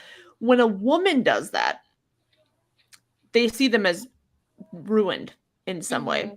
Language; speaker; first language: English; native; English